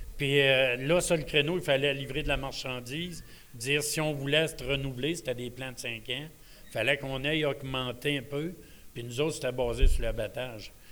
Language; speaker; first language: French; native; French